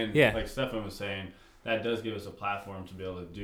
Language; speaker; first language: English; native; English